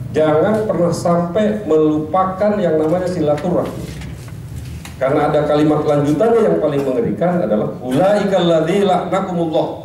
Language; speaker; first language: Indonesian; non-native, local second language; Madurese